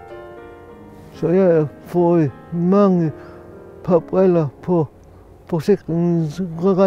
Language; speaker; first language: Danish; native; Danish